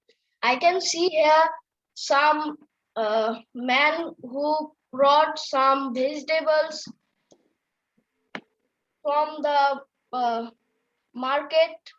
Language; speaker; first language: English; non-native, learner; Bangla